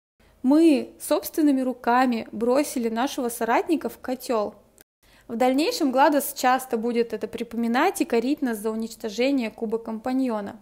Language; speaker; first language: Russian; native; Russian